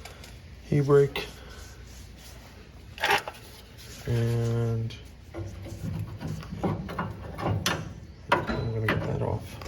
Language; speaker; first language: English; native; English